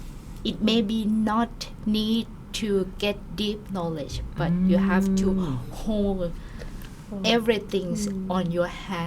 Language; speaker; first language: English; non-native, learner; Thai